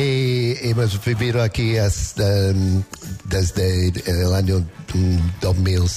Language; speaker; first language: Spanish; non-native, learner; English